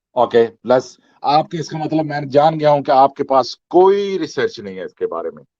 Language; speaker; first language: Urdu; native; Urdu